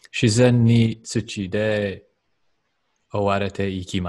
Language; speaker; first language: Japanese; non-native, learner; English